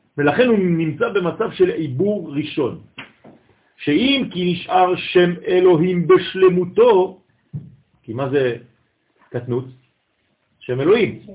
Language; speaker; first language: Hebrew; non-native, fluent; French